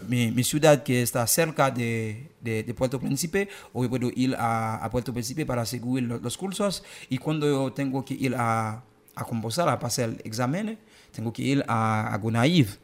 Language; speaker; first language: Spanish; non-native, learner; Haitian Creole